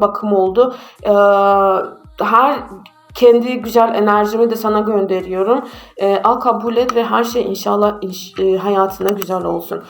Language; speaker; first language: Turkish; non-native, fluent; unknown